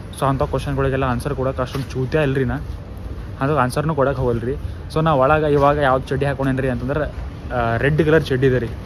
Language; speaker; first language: Kannada; native; Kannada